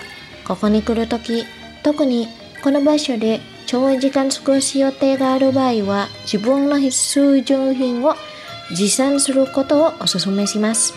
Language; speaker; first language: Japanese; non-native, fluent; Indonesian